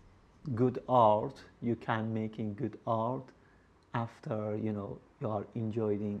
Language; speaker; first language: English; non-native, learner; Persian